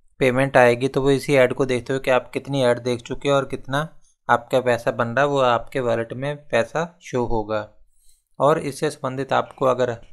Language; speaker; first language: Hindi; non-native, local second language; Punjabi